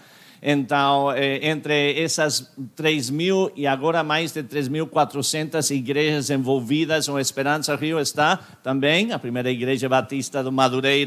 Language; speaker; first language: Portuguese; non-native, fluent; English